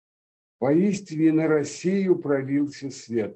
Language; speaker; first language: Russian; native; Russian